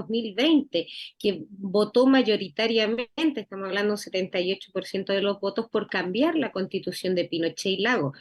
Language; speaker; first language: Spanish; native; Spanish